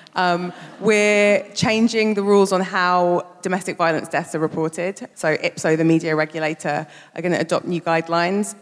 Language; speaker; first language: English; native; English